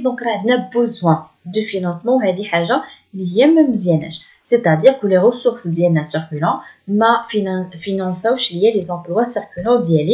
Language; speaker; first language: French; non-native, local second language; Arabic